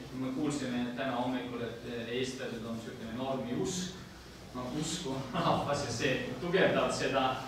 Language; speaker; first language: Estonian; non-native, fluent; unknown